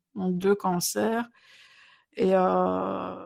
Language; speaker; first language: French; native; French